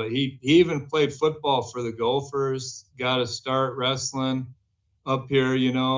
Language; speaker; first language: English; native; English